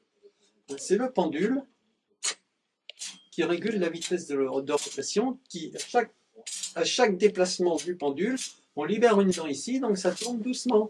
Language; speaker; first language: French; native; French